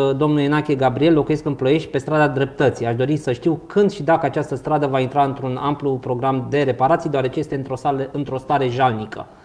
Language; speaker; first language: Romanian; native; Romanian